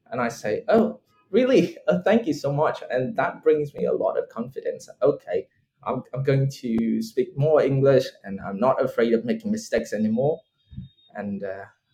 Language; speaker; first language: English; non-native, fluent; Vietnamese